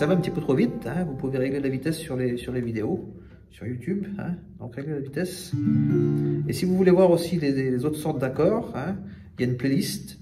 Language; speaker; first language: French; native; French